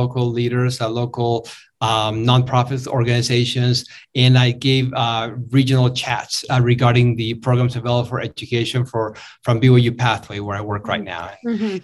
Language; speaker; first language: English; non-native, fluent; Spanish